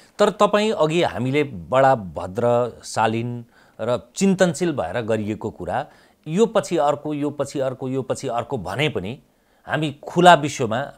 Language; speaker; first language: Nepali; native; Nepali